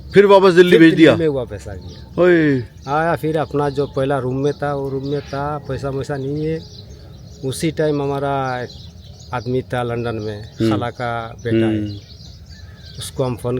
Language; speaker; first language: Hindi; non-native, learner; Bangla